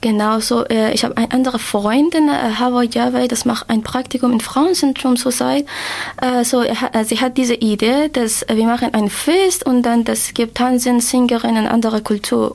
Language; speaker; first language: German; non-native, learner; Persian